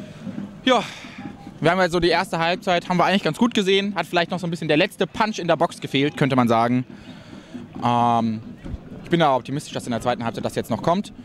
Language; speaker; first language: German; native; German